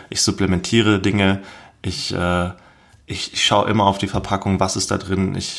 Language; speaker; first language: German; native; German